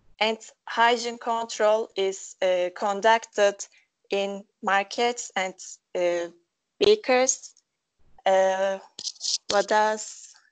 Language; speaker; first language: English; non-native, local second language; Turkish